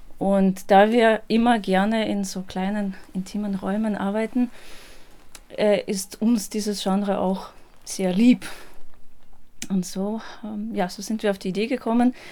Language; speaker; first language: German; non-native, fluent; Russian